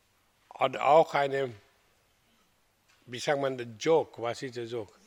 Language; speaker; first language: German; non-native, fluent; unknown